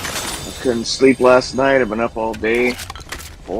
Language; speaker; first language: English; native; English